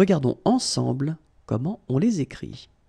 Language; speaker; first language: French; native; French